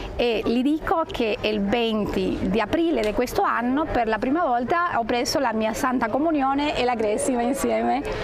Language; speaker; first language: Italian; non-native, fluent; Spanish